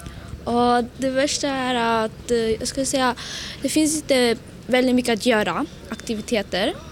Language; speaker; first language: Swedish; early bilingual, other home language; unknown